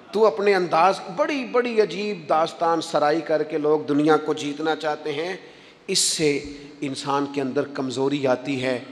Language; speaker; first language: Urdu; non-native, local second language; Punjabi